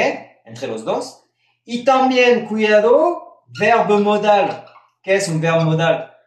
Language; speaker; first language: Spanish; non-native, fluent; French